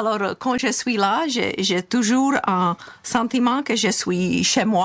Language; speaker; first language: French; non-native, fluent; Czech